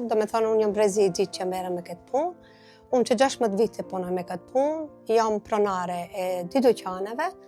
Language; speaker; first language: Albanian; native; Albanian